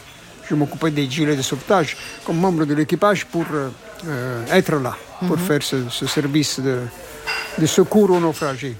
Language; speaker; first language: French; non-native, fluent; Italian